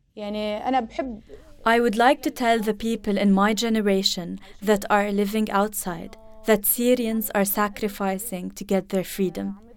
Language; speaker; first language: English; early bilingual, other home language; Arabic